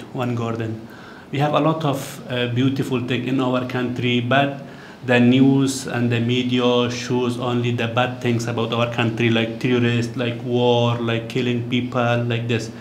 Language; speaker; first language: English; non-native, learner; Persian